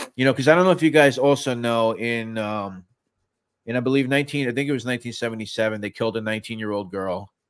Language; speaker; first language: English; native; English